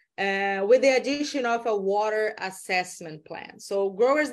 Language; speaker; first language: English; non-native, fluent; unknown